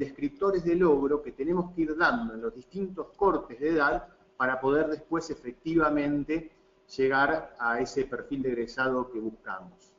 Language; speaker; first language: Spanish; native; Spanish